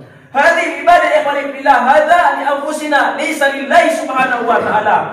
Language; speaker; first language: Arabic; non-native, learner; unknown